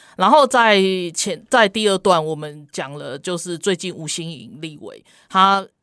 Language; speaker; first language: Chinese; native; Chinese